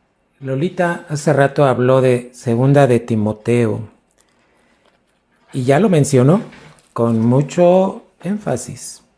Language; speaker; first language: Spanish; native; Spanish